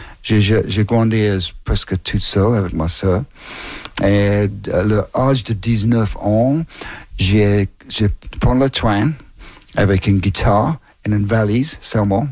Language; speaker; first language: French; non-native, learner; English